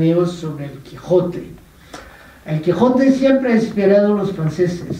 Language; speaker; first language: Spanish; non-native, fluent; French